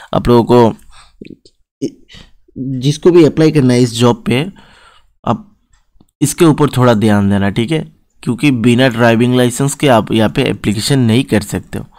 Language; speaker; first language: Hindi; non-native, local second language; Bangla